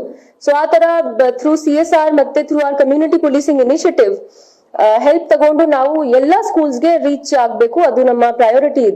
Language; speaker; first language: Kannada; non-native, fluent; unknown